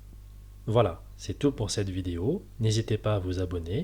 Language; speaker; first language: French; native; French